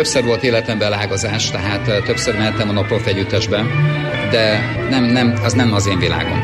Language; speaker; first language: Hungarian; native; Hungarian